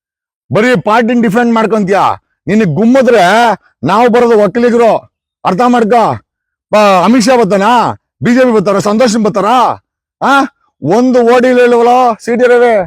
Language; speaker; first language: Kannada; native; Kannada